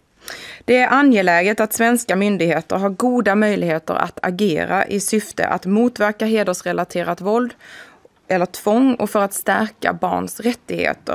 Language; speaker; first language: Swedish; native; Swedish